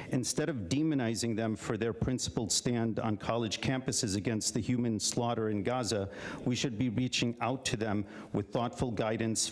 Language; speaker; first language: English; early bilingual, other home language; Arabic